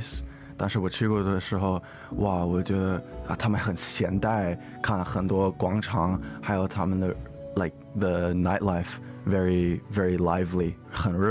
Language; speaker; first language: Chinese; early bilingual, heritage; English